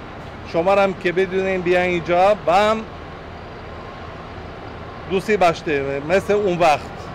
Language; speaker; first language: Persian; early bilingual, heritage; Persian